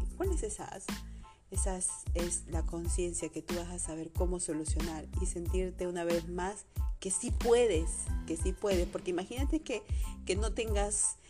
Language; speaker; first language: Spanish; native; Spanish